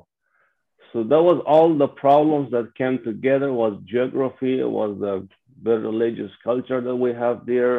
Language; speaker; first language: English; non-native, fluent; Persian